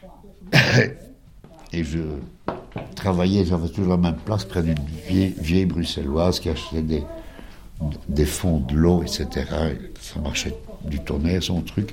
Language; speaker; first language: French; native; French